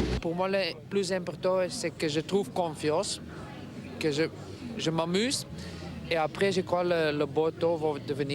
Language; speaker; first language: French; non-native, local second language; Dutch